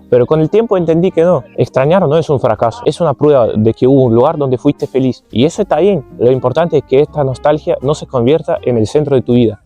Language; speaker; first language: Spanish; non-native, fluent; Ukrainian